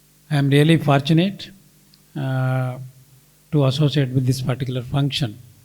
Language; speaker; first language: English; non-native, local second language; Telugu